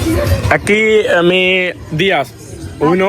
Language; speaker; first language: Spanish; non-native, learner; Malayalam